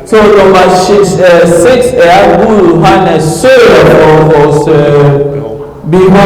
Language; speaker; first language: Danish; early bilingual, other home language; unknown